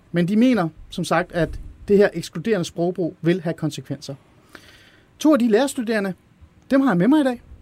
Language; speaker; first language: Danish; early bilingual, other home language; Persian